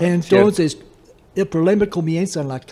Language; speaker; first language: Spanish; non-native, fluent; English